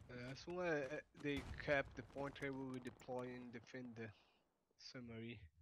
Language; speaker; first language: English; non-native, fluent; Portuguese